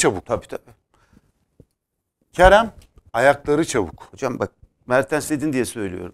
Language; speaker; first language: Turkish; native; Turkish